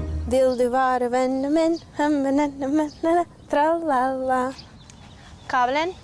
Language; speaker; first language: Norwegian; non-native, learner; English